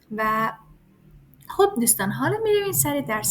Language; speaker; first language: Persian; native; Persian